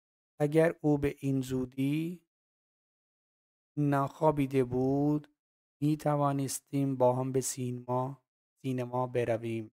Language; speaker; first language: Persian; non-native, fluent; Urdu